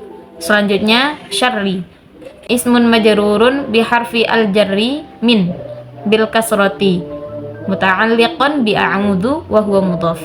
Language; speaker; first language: Arabic; non-native, learner; Indonesian